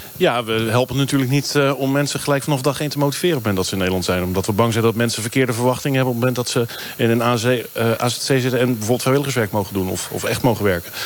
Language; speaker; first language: Dutch; native; Dutch